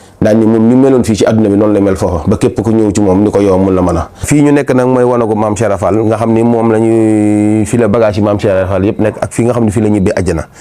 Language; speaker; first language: Wolof; native; Wolof